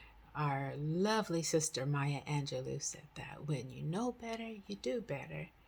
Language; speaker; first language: English; native; English